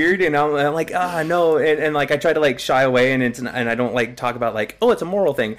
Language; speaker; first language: English; native; English